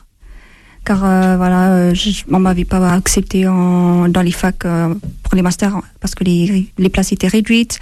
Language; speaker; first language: French; non-native, fluent; Amharic